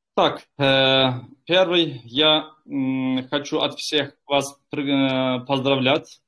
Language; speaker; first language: Russian; non-native, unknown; Turkish